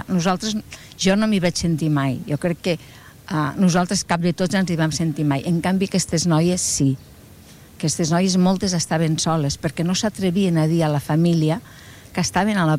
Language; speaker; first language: Catalan; native; Catalan